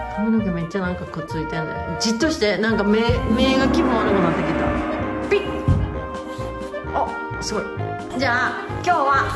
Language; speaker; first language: Japanese; native; Japanese